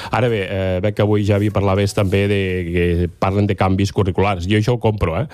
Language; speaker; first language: Catalan; native; Catalan